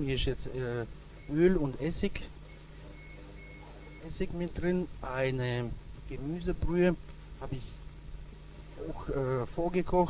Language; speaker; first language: German; native; German